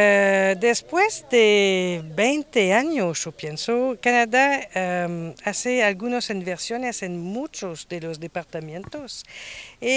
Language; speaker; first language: Spanish; non-native, fluent; French